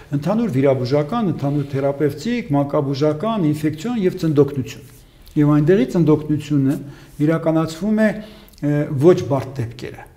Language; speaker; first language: Armenian; native; Armenian